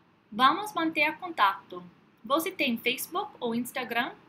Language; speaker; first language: Portuguese; non-native, fluent; English